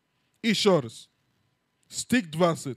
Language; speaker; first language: Russian; non-native, learner; English